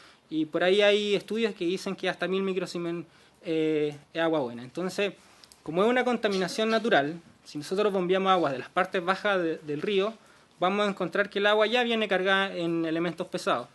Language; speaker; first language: Spanish; native; Spanish